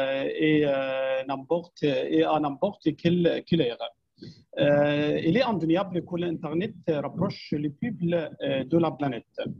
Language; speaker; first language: French; non-native, fluent; Arabic